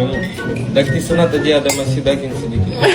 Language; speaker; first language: Indonesian; non-native, learner; Russian